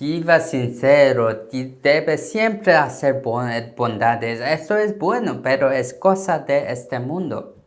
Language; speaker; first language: Spanish; non-native, learner; Korean